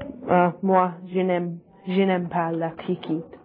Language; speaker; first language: French; non-native, learner; English